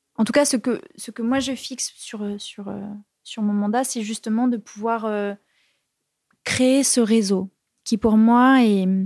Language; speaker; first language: French; native; French